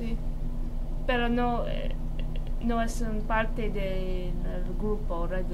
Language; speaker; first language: Spanish; non-native, learner; English